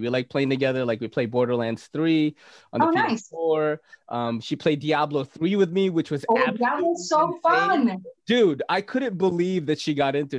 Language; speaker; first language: English; native; English